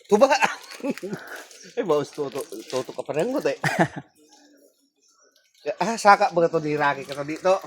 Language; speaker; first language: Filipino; non-native, local second language; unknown